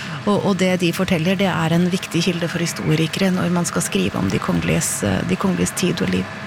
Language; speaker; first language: Norwegian; native; Norwegian